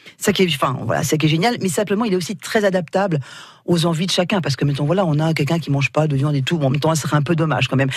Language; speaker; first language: French; native; French